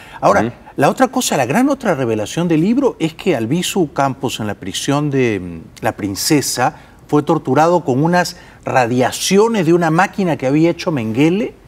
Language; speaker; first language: Spanish; native; Spanish